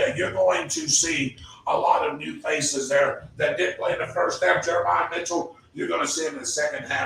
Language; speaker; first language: English; native; English